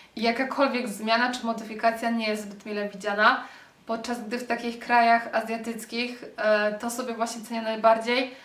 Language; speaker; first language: Polish; native; Polish